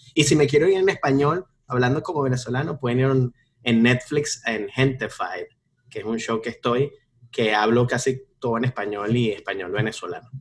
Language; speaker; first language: Spanish; native; Spanish